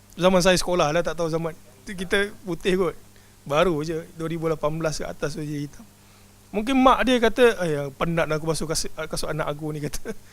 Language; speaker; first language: Malay; native; Malay